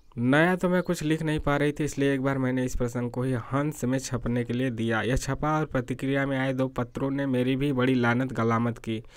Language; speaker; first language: Hindi; native; Hindi